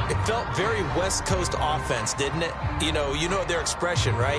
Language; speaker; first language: English; native; English